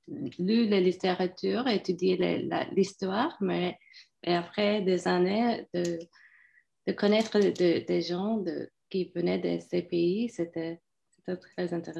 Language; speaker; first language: French; non-native, fluent; Turkish